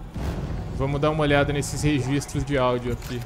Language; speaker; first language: Portuguese; native; Portuguese